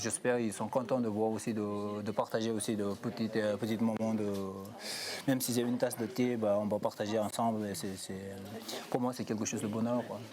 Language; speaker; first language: French; non-native, fluent; Sherpa